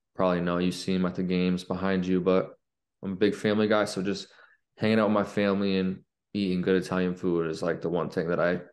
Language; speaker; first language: English; native; English